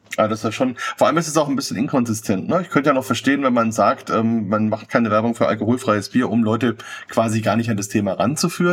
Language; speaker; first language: German; native; German